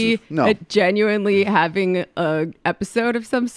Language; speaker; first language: English; native; English